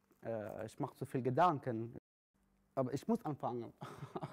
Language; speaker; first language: German; non-native, fluent; Kurdish